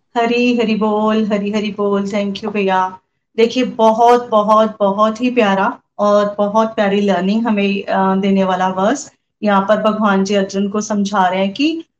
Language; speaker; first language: Hindi; non-native, local second language; Punjabi